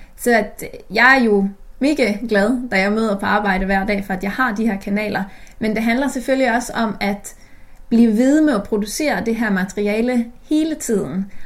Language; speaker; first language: Danish; native; Danish